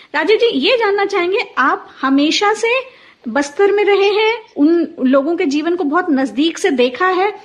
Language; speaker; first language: Hindi; native; Hindi